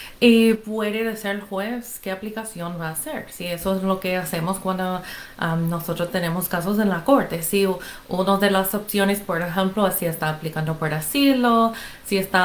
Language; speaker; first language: Spanish; non-native, fluent; English